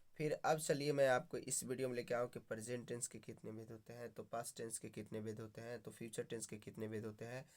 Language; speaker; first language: Hindi; native; Hindi